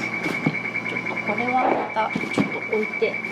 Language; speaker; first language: Japanese; native; Japanese